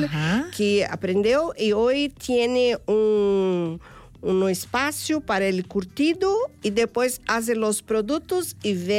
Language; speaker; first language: Spanish; non-native, fluent; Portuguese